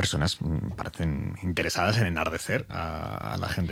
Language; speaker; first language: Spanish; native; Spanish